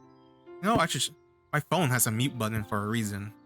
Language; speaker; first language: English; native; English